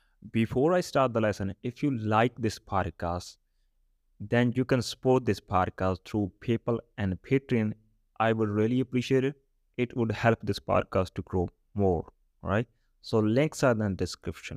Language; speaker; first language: English; non-native, local second language; Punjabi